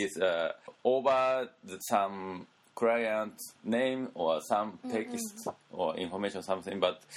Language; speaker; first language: English; non-native, learner; Japanese